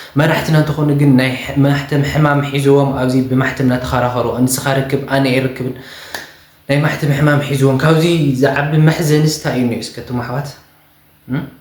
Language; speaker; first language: Tigrinya; native; Tigrinya